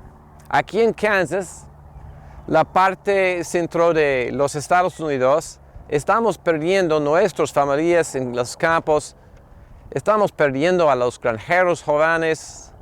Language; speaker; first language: Spanish; non-native, learner; English